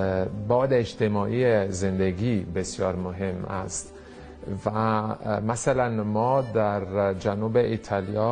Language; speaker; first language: Persian; non-native, fluent; Italian